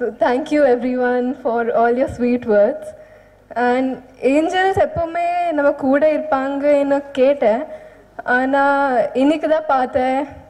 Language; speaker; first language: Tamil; non-native, learner; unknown